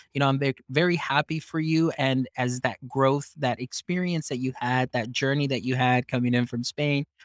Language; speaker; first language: English; early bilingual, other home language; Spanish